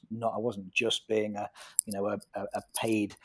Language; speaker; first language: English; native; English